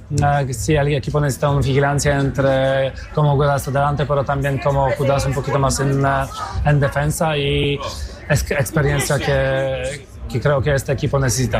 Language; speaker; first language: Spanish; non-native, fluent; Polish